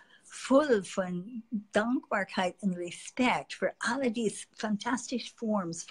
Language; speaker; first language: German; non-native, fluent; English